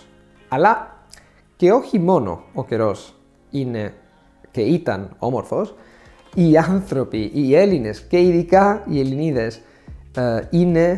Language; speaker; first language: Greek; non-native, fluent; Italian